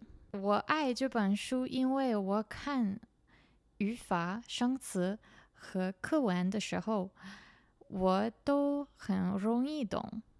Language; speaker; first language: Chinese; non-native, learner; English